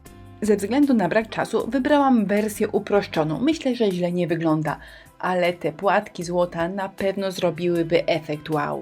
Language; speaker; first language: Polish; native; Polish